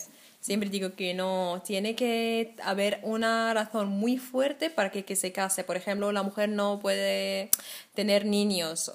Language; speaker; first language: Spanish; non-native, fluent; Arabic